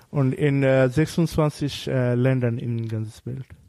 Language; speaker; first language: German; non-native, learner; Bangla